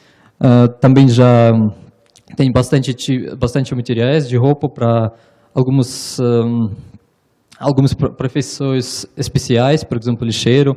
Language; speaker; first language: Portuguese; non-native, learner; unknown